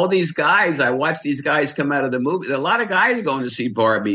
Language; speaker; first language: English; native; English